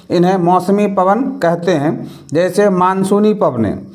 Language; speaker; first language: Hindi; native; Hindi